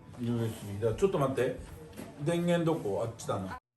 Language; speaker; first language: Japanese; native; Japanese